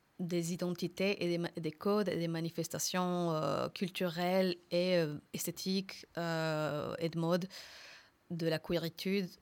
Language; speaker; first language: French; non-native, fluent; Spanish